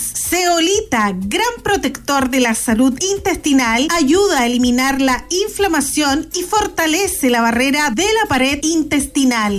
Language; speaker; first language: Spanish; native; Spanish